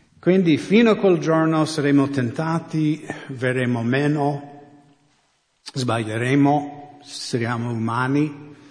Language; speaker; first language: Italian; non-native, fluent; English